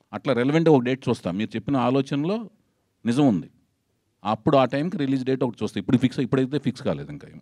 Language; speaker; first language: Telugu; native; Telugu